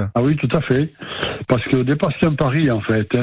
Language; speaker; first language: French; native; French